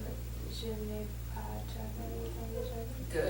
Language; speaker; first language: French; non-native, learner; English